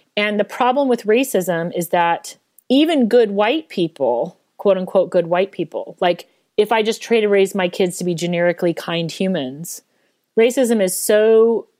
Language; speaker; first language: English; native; English